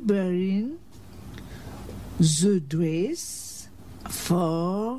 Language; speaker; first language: English; non-native, learner; French